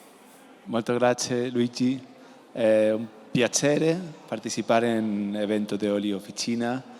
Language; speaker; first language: Italian; non-native, learner; Spanish